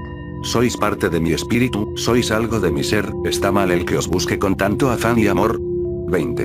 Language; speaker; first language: Spanish; native; Spanish